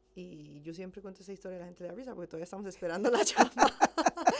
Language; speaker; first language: Spanish; native; Spanish